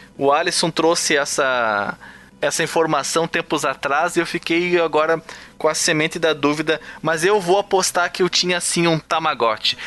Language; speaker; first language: Portuguese; native; Portuguese